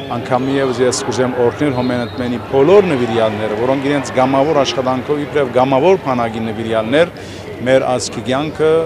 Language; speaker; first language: Armenian; early bilingual, heritage; Armenian